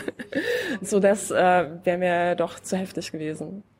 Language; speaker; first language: German; non-native, fluent; Polish